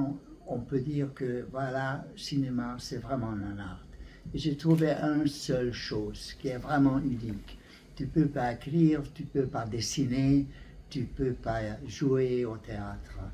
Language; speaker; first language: French; non-native, learner; Hungarian